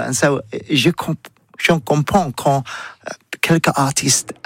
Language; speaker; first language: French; non-native, learner; English